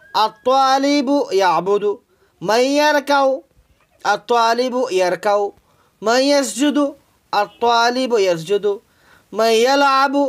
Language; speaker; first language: Arabic; non-native, fluent; Urdu